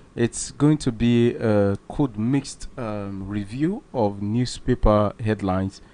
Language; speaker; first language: English; non-native, local second language; Yoruba